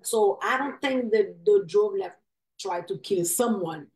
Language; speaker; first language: English; non-native, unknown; Haitian Creole